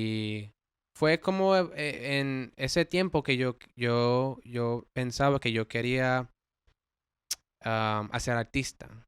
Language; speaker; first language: Spanish; early bilingual, heritage; English